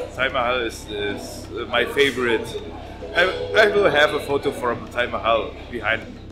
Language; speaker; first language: English; non-native, learner; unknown